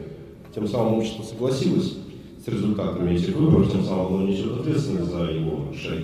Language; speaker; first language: Russian; native; Russian